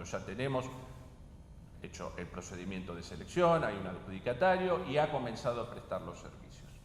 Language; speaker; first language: Spanish; native; Spanish